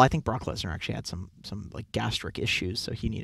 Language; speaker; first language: English; native; English